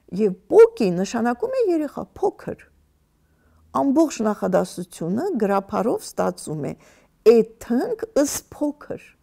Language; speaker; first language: Armenian; native; Armenian